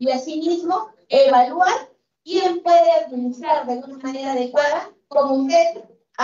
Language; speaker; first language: Spanish; native; Spanish